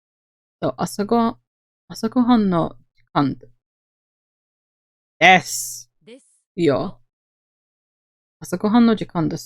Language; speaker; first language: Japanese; non-native, learner; Norwegian